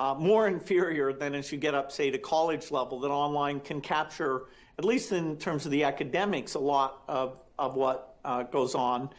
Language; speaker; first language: English; native; English